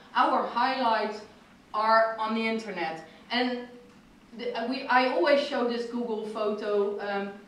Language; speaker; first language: English; non-native, fluent; Dutch